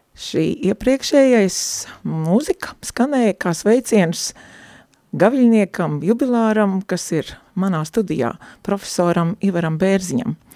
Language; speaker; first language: Latvian; native; Latvian